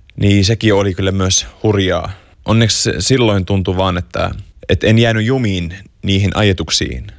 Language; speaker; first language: Finnish; non-native, fluent; Arabic